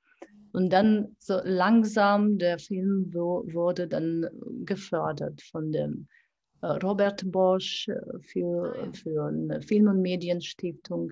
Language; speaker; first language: German; non-native, fluent; Georgian